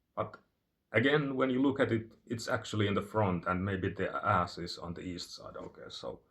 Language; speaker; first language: English; non-native, fluent; Finnish